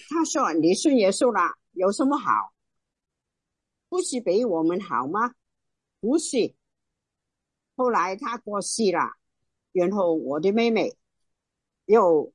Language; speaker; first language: Chinese; non-native, local second language; Cantonese